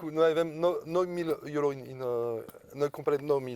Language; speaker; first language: Romanian; non-native, learner; French